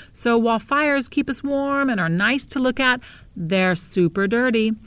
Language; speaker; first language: English; native; English